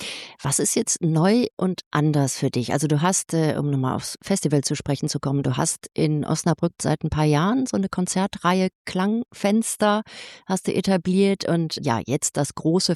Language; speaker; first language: German; native; German